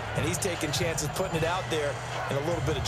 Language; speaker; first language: English; native; English